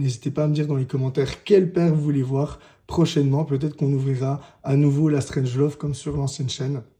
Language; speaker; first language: French; native; French